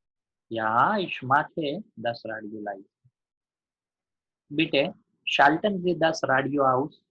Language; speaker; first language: German; non-native, learner; Gujarati